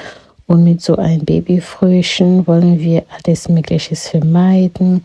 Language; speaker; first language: German; non-native, fluent; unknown